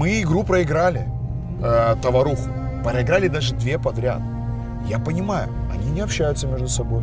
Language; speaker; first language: Russian; native; Russian